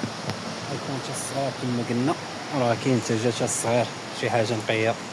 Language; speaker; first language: Arabic; native; Arabic